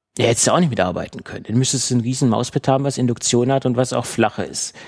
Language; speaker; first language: German; native; German